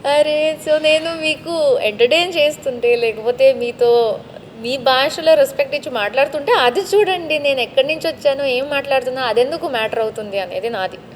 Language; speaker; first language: Telugu; non-native, local second language; Tamil